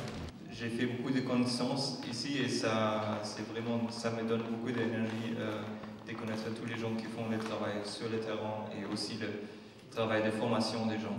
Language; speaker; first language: French; non-native, fluent; German